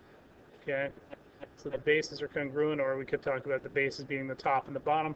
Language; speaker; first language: English; native; English